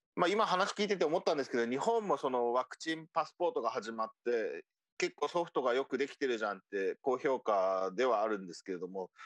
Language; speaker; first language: Japanese; native; Japanese